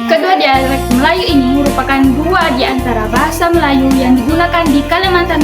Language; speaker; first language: Indonesian; non-native, local second language; Malay